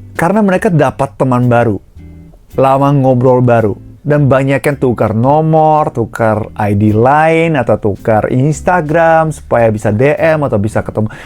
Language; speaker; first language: Indonesian; non-native, fluent; Japanese